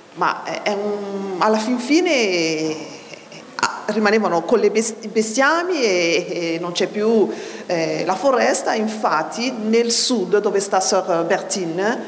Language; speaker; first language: Italian; non-native, fluent; Malagasy